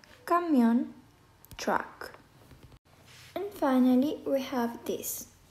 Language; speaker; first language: English; non-native, fluent; Spanish